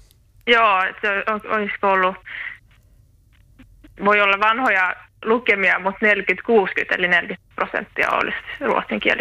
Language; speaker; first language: Finnish; native; Finnish